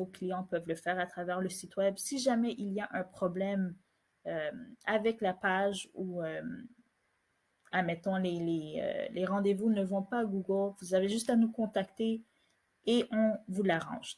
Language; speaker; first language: French; native; French